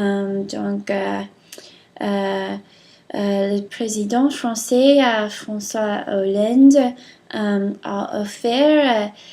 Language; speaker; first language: French; non-native, learner; English